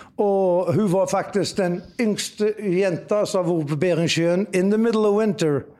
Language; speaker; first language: Norwegian; early bilingual, heritage; Norwegian